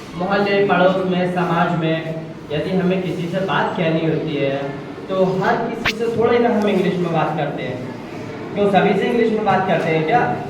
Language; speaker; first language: Hindi; native; Hindi